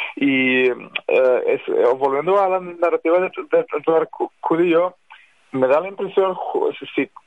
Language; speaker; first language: Spanish; non-native, fluent; Serbian